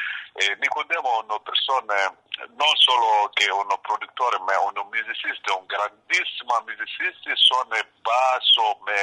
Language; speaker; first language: Italian; non-native, learner; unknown